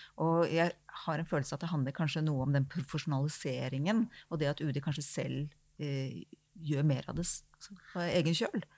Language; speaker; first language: Norwegian; native; Norwegian